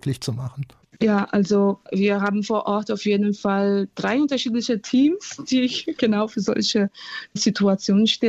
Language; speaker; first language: German; non-native, fluent; Portuguese